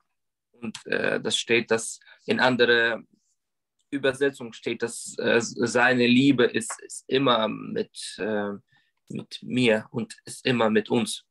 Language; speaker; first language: German; non-native, learner; Russian